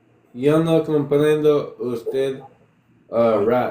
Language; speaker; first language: Spanish; non-native, learner; English